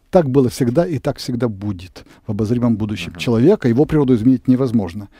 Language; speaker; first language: Russian; native; Russian